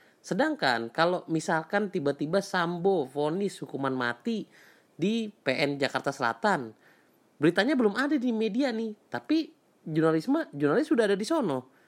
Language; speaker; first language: Indonesian; native; Indonesian